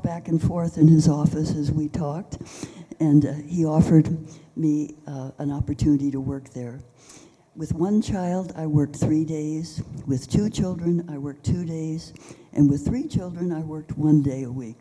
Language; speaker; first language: English; native; English